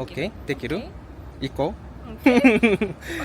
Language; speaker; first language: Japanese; non-native, learner; Korean